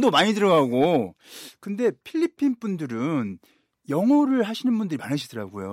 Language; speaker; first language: Korean; native; Korean